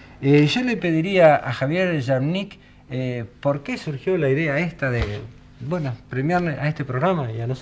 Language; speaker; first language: Spanish; native; Spanish